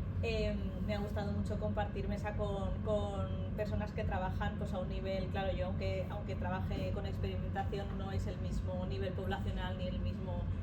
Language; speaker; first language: Spanish; native; Spanish